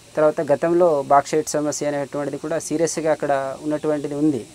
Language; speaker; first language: Telugu; native; Telugu